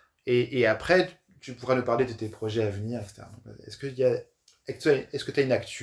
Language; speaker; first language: French; native; French